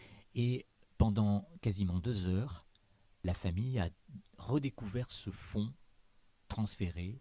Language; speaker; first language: French; native; French